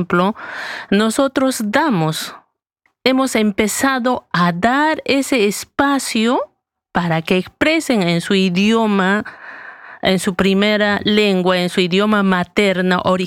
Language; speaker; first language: Spanish; native; Spanish